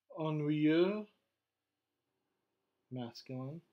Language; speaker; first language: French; non-native, fluent; English